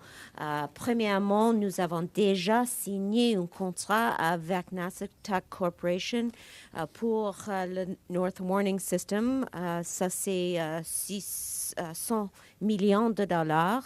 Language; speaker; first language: French; non-native, fluent; English